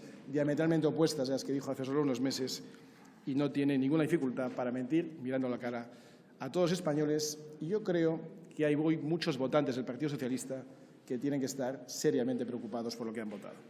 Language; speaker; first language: Spanish; native; Spanish